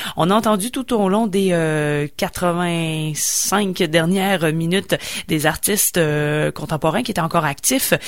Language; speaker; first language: French; native; French